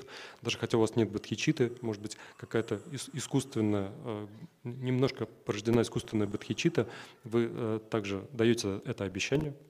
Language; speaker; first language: Russian; native; Russian